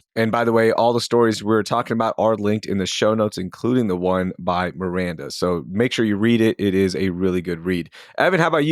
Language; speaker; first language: English; native; English